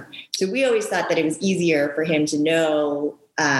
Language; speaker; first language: English; early bilingual, other home language; Japanese